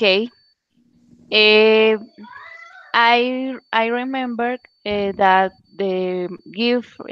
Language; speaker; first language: English; non-native, learner; Spanish